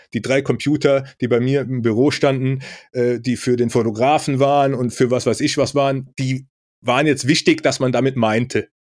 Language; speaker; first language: German; native; German